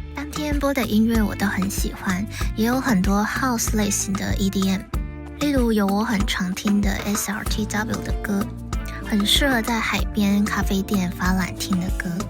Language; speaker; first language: Chinese; native; Chinese